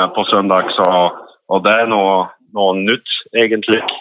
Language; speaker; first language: Norwegian; non-native, fluent; Dutch